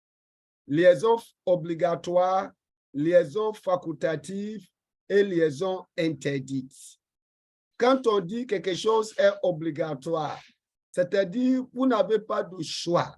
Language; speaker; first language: French; non-native, fluent; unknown